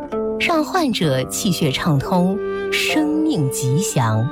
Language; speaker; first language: Chinese; native; Chinese